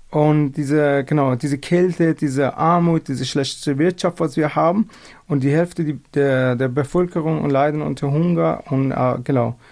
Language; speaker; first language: German; non-native, fluent; Persian